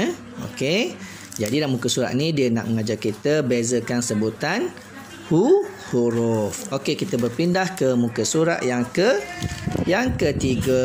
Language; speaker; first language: Malay; native; Malay